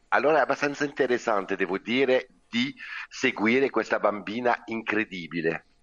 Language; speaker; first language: Italian; non-native, fluent; French